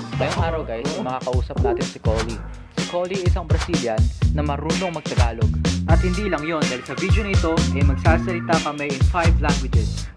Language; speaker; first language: Filipino; native; Filipino